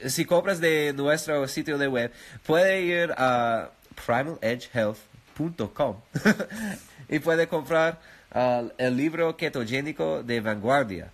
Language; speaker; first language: Spanish; non-native, learner; English